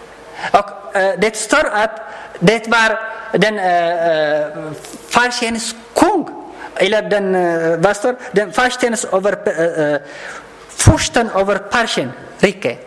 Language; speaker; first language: Swedish; non-native, learner; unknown